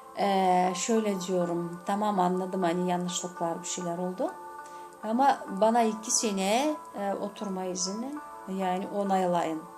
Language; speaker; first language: Turkish; non-native, fluent; Gagauz